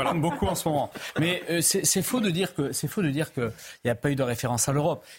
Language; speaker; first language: French; native; French